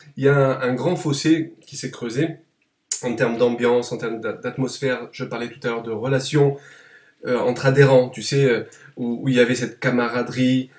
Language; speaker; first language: French; native; French